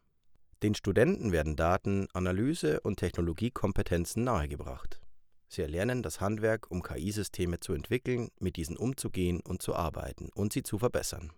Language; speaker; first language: German; native; German